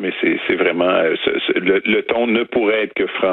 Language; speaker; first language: French; native; French